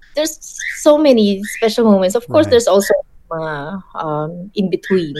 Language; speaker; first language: English; non-native, local second language; Filipino